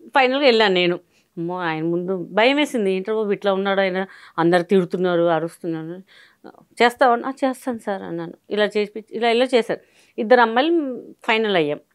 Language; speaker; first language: Telugu; non-native, local second language; Hindi